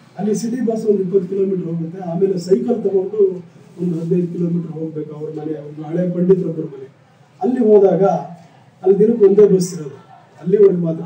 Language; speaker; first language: Kannada; native; Kannada